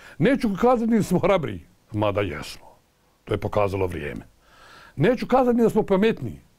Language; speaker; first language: Croatian; native; Croatian